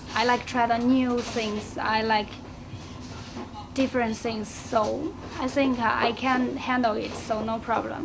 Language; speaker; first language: English; non-native, learner; Chinese